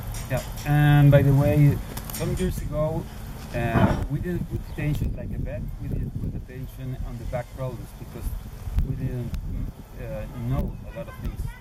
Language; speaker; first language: English; non-native, fluent; Spanish